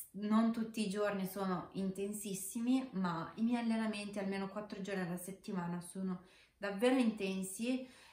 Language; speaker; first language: Italian; non-native, fluent; Romanian